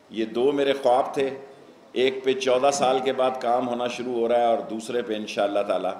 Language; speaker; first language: Urdu; non-native, local second language; Punjabi